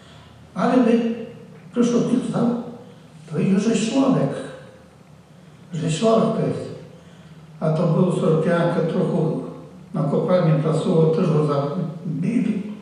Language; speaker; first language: Polish; non-native, local second language; Rusyn